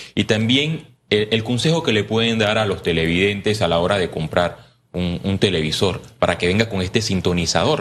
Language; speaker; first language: Spanish; native; Spanish